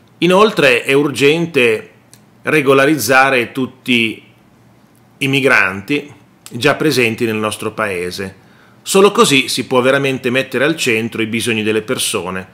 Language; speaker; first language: Italian; native; Italian